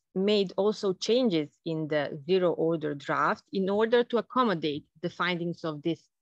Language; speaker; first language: English; non-native, fluent; Bosnian